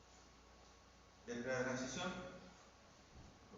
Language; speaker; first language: Spanish; native; Spanish